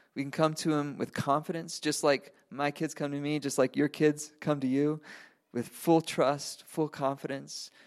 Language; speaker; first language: English; non-native, fluent; Spanish